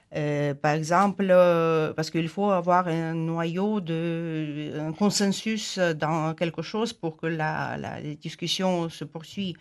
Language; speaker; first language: French; non-native, fluent; Ukrainian